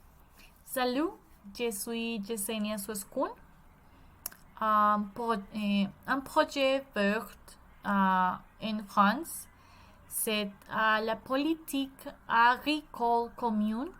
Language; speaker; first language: French; non-native, learner; Spanish